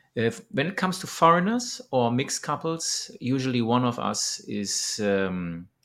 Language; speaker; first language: English; non-native, fluent; German